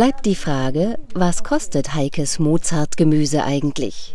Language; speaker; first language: German; native; German